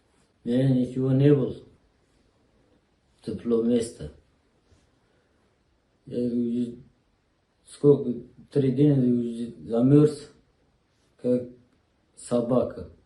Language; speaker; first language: Russian; non-native, learner; Uzbek